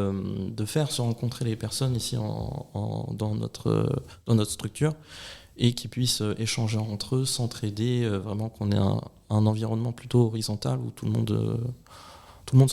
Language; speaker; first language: French; native; French